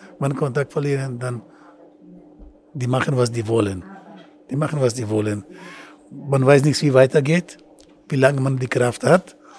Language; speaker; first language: German; non-native, learner; Persian